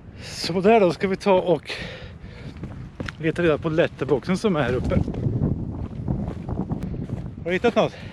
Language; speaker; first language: Swedish; native; Swedish